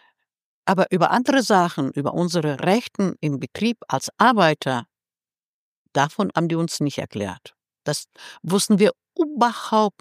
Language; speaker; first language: German; non-native, fluent; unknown